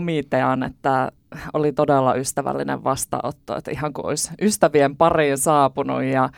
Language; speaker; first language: Finnish; native; Finnish